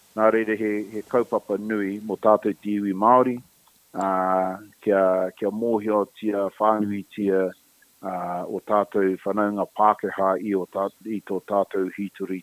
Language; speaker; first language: Māori; non-native, local second language; English